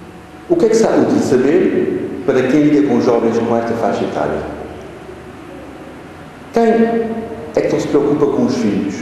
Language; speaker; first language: Portuguese; native; Portuguese